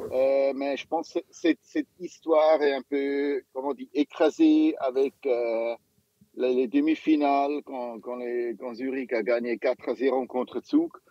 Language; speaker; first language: French; non-native, local second language; German